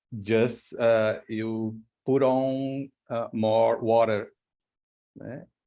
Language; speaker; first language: English; non-native, learner; Portuguese